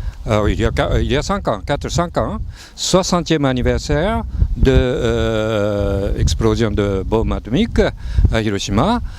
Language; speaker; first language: French; non-native, fluent; Japanese